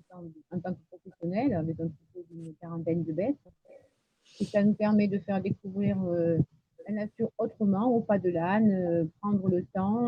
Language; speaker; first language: French; native; French